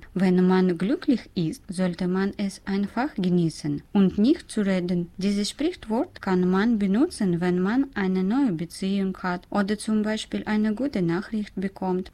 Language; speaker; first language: German; non-native, learner; Russian